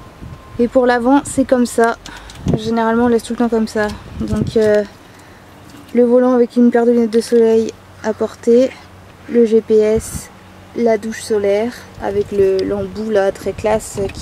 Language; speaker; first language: French; native; French